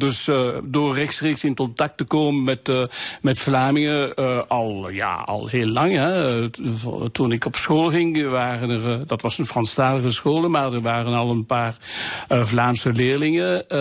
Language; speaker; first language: Dutch; non-native, local second language; French